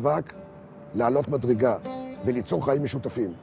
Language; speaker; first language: Hebrew; native; Hebrew